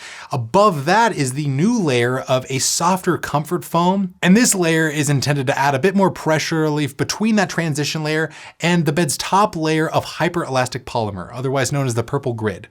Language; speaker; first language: English; native; English